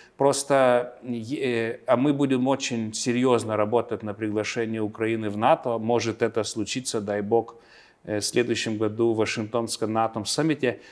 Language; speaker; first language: Russian; non-native, local second language; Lithuanian